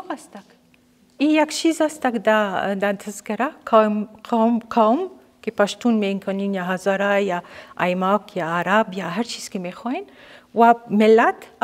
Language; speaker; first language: Persian; non-native, fluent; Arabic